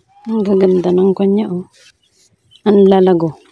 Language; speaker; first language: Filipino; non-native, local second language; Iloko